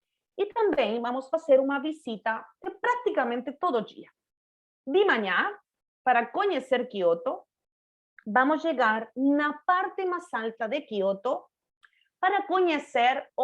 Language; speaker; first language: Portuguese; non-native, fluent; Spanish